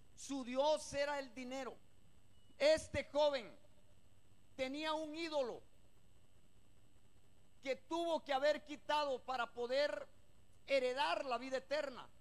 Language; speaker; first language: Spanish; native; Spanish